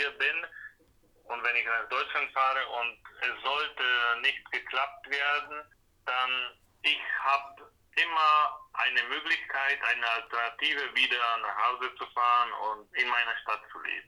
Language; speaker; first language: German; non-native, fluent; Slovak